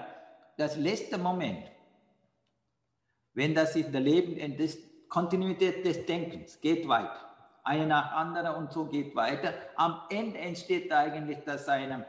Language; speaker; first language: German; non-native, fluent; Sinhala